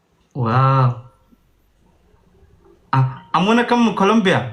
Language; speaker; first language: English; non-native, learner; Oromo